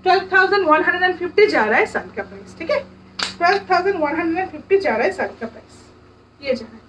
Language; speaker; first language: Hindi; non-native, local second language; Bangla